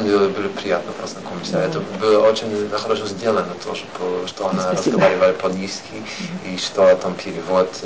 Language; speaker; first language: Russian; non-native, learner; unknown